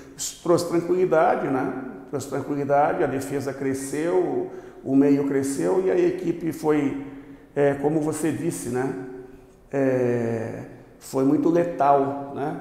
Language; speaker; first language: Portuguese; native; Portuguese